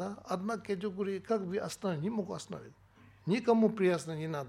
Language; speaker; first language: Russian; non-native, learner; Tibetan